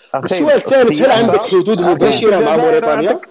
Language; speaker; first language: Arabic; native; Arabic